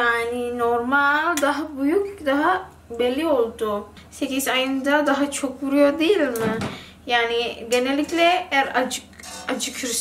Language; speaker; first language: Turkish; non-native, learner; Indonesian